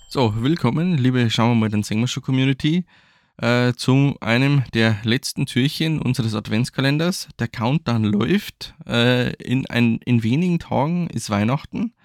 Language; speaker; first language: German; native; German